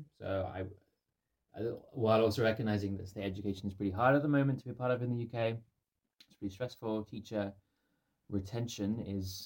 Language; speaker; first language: English; native; English